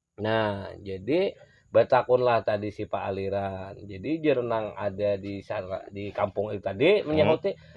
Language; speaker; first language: Indonesian; non-native, local second language; Banjar